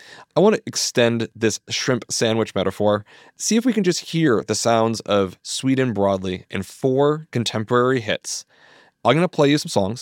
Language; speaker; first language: English; native; English